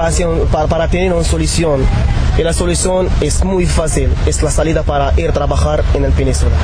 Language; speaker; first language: Spanish; non-native, learner; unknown